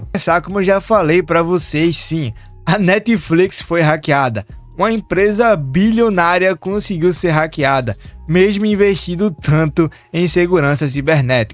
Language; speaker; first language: Portuguese; native; Portuguese